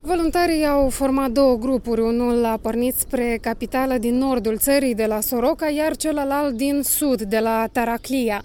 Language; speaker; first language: Romanian; native; Romanian